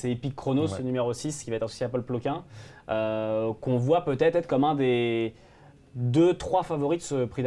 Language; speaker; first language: French; native; French